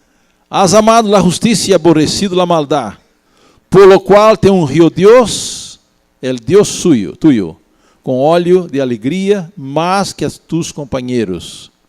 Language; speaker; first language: Spanish; non-native, learner; Portuguese